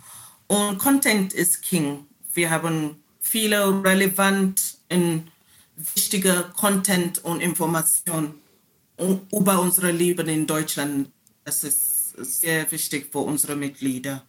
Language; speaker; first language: German; non-native, learner; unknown